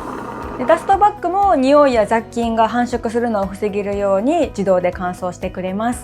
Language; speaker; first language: Japanese; native; Japanese